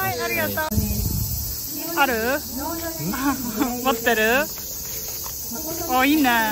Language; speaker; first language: Japanese; non-native, fluent; Czech